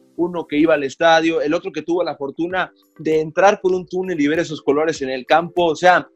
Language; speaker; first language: Spanish; native; Spanish